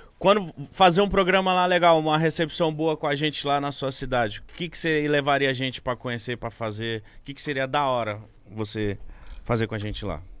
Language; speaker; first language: Portuguese; native; Portuguese